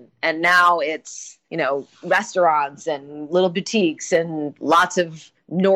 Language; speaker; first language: English; native; English